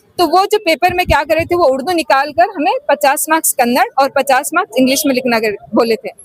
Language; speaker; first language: Urdu; native; Urdu